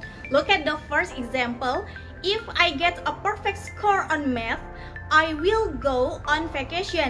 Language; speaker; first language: English; non-native, fluent; Indonesian